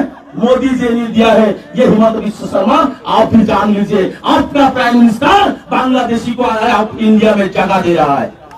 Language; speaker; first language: Hindi; non-native, local second language; Bangla